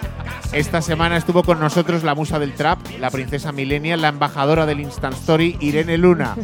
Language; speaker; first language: Spanish; native; Spanish